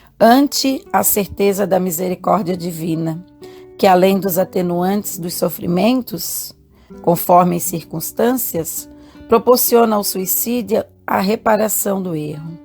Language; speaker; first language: Portuguese; native; Portuguese